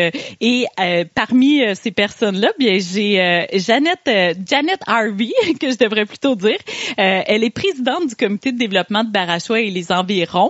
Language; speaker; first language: French; native; French